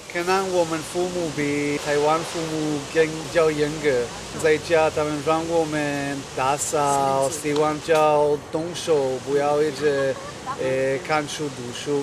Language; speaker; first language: Chinese; non-native, fluent; Hebrew